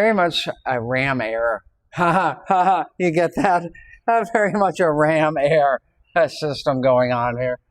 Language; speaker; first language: English; native; English